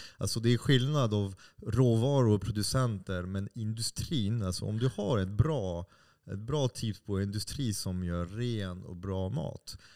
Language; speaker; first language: Swedish; non-native, fluent; French